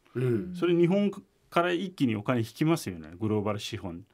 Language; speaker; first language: Japanese; non-native, fluent; Turkish